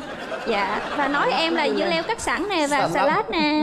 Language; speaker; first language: Vietnamese; native; Vietnamese